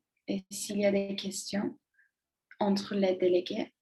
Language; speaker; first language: French; non-native, learner; Turkish